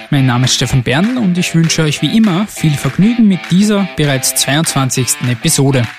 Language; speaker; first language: German; native; German